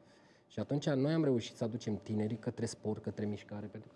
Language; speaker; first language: Romanian; native; Romanian